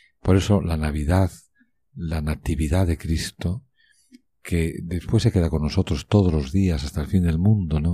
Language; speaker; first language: Spanish; native; Spanish